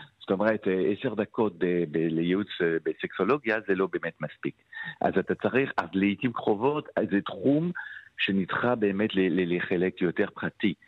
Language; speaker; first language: Hebrew; non-native, fluent; French